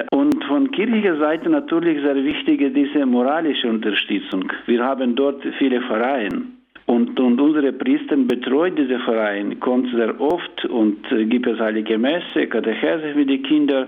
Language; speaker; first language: German; non-native, learner; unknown